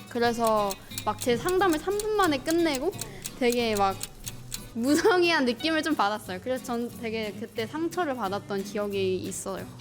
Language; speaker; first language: Korean; native; Korean